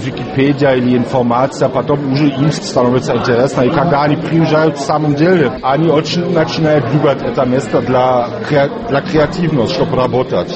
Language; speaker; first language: Russian; non-native, fluent; German